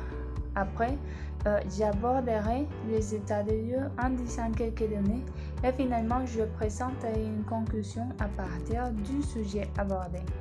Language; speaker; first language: French; non-native, learner; Spanish